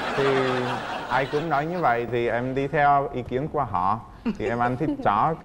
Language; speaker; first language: Vietnamese; non-native, fluent; Czech